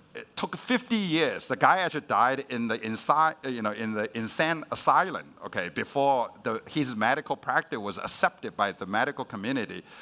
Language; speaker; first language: English; non-native, fluent; Chinese